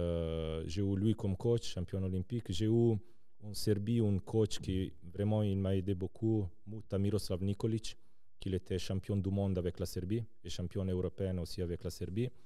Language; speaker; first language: French; non-native, local second language; Serbian